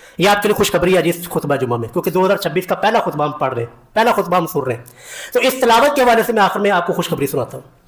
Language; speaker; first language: Urdu; non-native, local second language; Punjabi